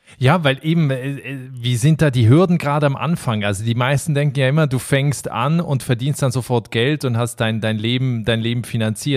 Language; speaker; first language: German; native; German